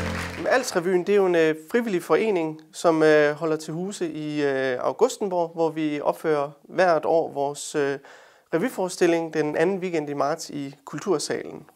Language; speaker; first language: Danish; native; Danish